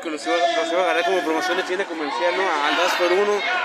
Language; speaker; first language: Spanish; native; Spanish